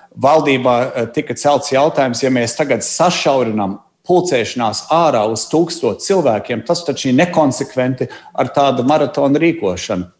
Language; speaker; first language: Latvian; early bilingual, heritage; Latvian